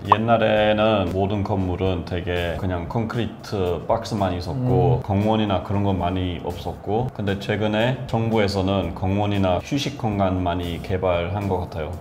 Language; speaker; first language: Korean; non-native, fluent; English